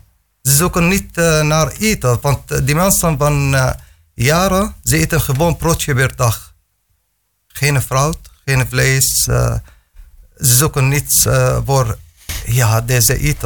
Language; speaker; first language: Dutch; non-native, learner; Arabic